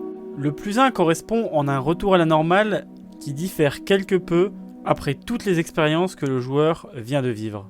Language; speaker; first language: French; native; French